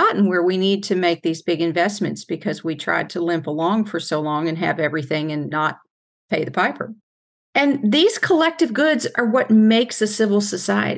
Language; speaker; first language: English; native; English